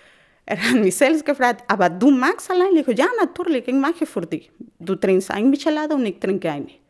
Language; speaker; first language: German; non-native, learner; Spanish